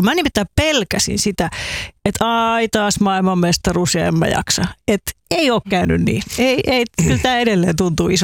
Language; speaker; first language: Finnish; native; Finnish